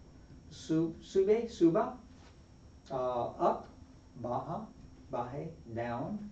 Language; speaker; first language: Spanish; non-native, fluent; English